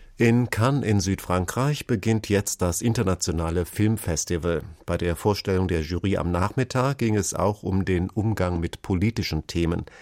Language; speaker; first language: German; native; German